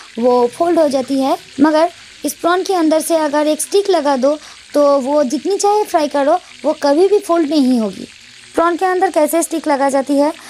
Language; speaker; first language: Hindi; non-native, local second language; Bangla